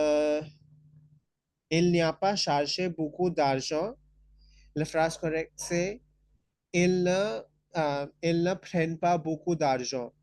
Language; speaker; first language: French; non-native, fluent; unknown